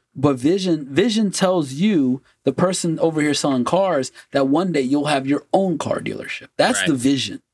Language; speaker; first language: English; non-native, fluent; Portuguese